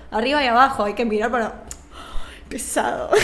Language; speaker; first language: Spanish; native; Spanish